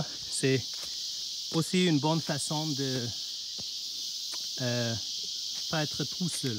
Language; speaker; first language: French; non-native, learner; Chinese